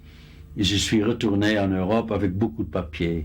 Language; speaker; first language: French; non-native, fluent; Dutch